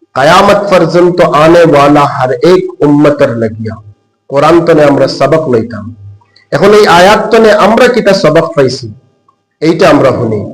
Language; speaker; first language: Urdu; non-native, local second language; Bangla